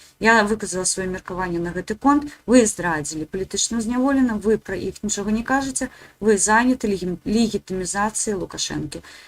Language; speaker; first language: Belarusian; native; Belarusian